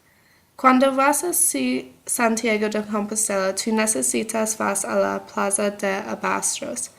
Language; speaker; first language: Spanish; non-native, learner; English